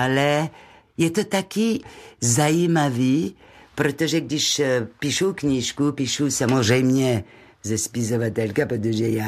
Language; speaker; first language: Czech; non-native, learner; French